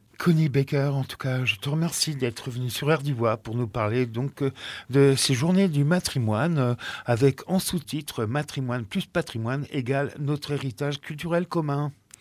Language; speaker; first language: French; native; French